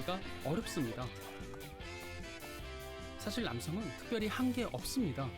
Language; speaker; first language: Korean; native; Korean